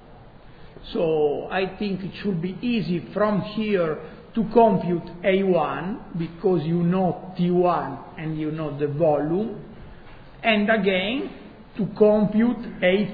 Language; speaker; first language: English; non-native, fluent; Italian